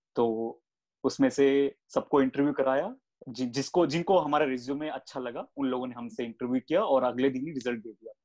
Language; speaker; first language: Hindi; native; Hindi